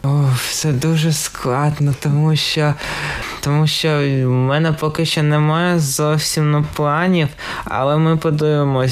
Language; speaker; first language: Ukrainian; non-native, local second language; Russian